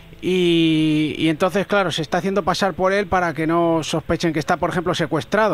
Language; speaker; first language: Spanish; native; Spanish